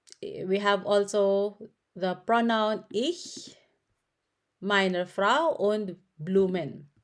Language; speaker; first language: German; non-native, fluent; Filipino